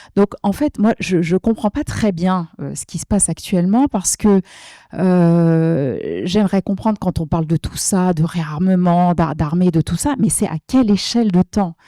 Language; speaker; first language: French; native; French